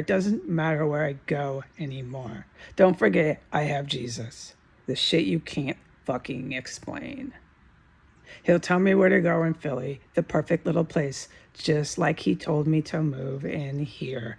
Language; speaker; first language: English; native; English